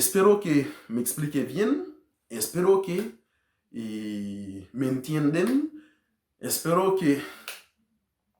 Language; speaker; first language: Spanish; non-native, learner; Haitian Creole